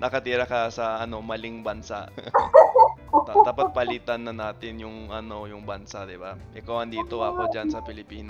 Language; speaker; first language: Filipino; non-native, fluent; English